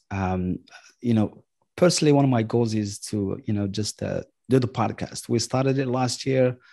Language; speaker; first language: English; non-native, fluent; Arabic